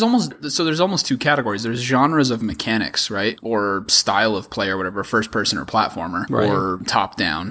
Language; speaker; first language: English; native; English